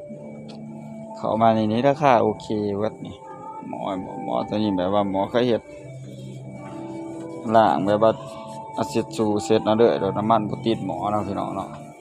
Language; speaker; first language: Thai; non-native, local second language; Lao